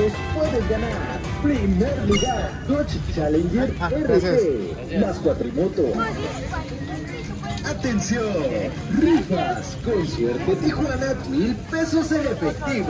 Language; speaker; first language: Spanish; native; Spanish